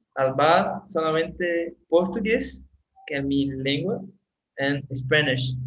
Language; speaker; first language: Spanish; non-native, learner; Portuguese